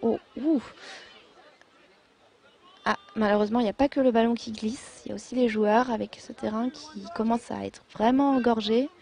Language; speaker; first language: French; native; French